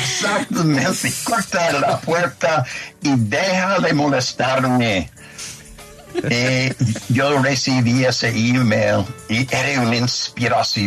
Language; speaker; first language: Spanish; non-native, fluent; English